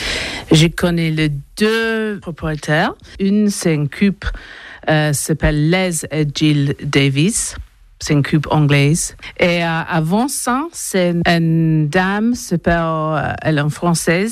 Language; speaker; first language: French; non-native, learner; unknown